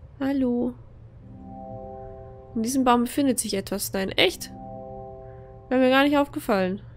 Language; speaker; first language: German; native; German